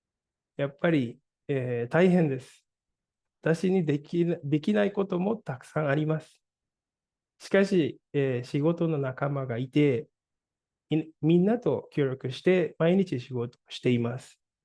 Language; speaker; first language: Japanese; non-native, fluent; Indonesian